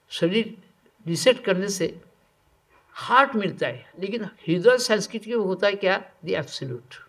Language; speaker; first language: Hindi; non-native, local second language; Bangla